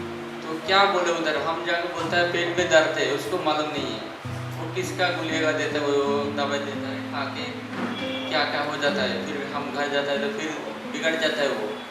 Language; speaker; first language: Hindi; non-native, local second language; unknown